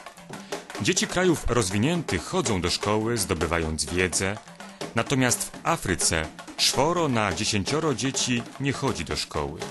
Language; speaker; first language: Polish; native; Polish